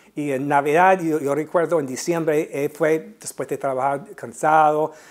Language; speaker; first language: Spanish; non-native, fluent; English